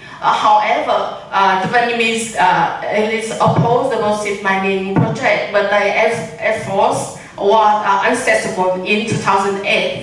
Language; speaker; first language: English; non-native, learner; Vietnamese